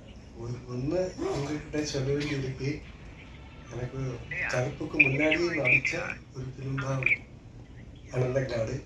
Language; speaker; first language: Tamil; non-native, learner; Malayalam